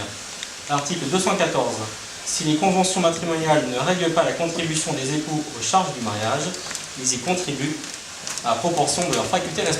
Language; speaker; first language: French; native; French